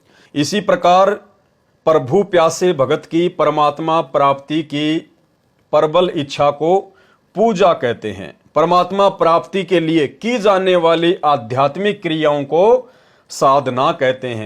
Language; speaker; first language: Hindi; native; Hindi